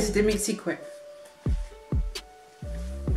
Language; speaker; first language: French; native; French